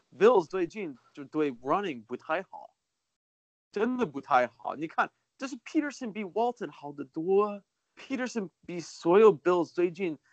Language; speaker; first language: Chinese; early bilingual, heritage; Chinese